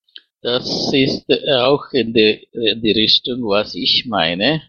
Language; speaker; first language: German; non-native, fluent; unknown